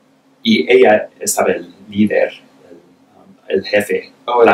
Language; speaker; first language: Spanish; non-native, fluent; English